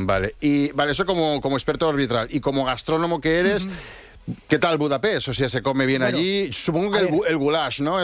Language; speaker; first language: Spanish; native; Spanish